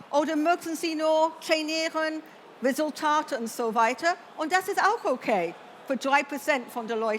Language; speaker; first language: German; non-native, learner; English